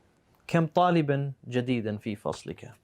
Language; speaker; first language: Arabic; non-native, fluent; English